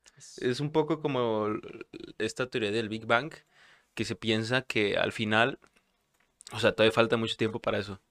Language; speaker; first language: Spanish; native; Spanish